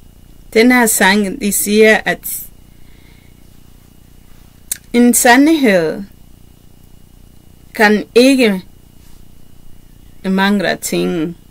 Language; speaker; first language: Danish; non-native, learner; Kinyarwanda